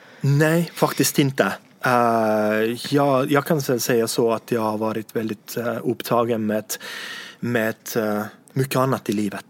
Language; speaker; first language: Swedish; non-native, fluent; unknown